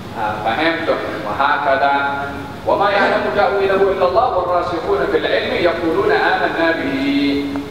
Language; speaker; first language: Malay; native; Malay